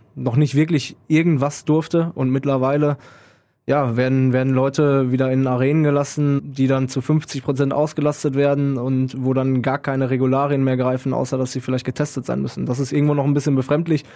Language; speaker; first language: German; native; German